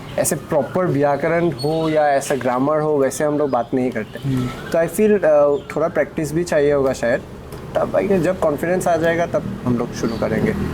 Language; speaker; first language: Hindi; non-native, local second language; Assamese